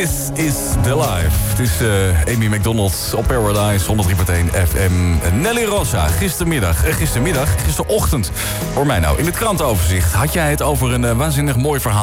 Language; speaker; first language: Dutch; native; Dutch